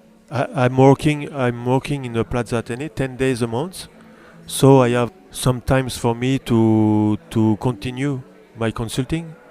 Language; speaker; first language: English; non-native, learner; French